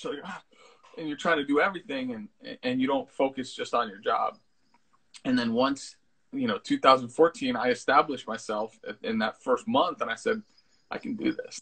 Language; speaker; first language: English; early bilingual, other home language; Italian